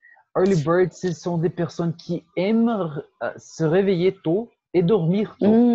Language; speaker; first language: French; non-native, fluent; Portuguese